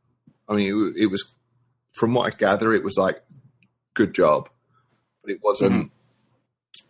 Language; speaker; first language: English; native; English